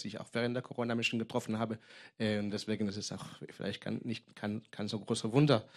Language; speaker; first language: German; non-native, fluent; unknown